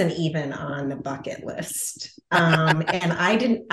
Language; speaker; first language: English; native; English